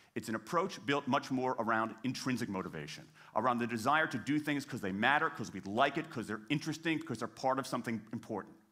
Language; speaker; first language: English; native; English